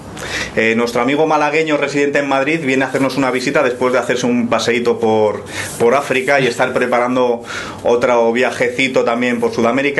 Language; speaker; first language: Spanish; native; Spanish